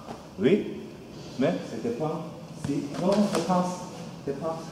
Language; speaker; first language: French; non-native, learner; Korean